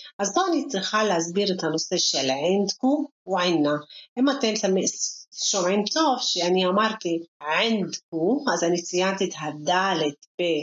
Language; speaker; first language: Hebrew; non-native, local second language; Arabic